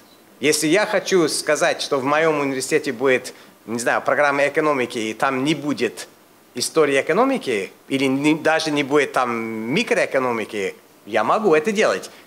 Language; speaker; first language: Russian; non-native, fluent; English